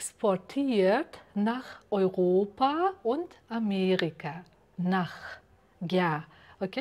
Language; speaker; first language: German; non-native, fluent; Uzbek